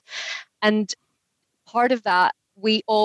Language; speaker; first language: English; native; English